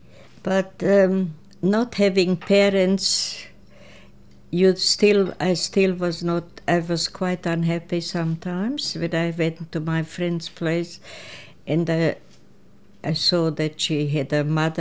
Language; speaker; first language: English; non-native, fluent; Croatian